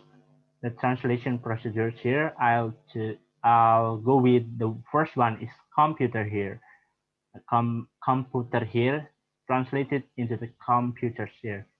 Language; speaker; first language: English; non-native, learner; Indonesian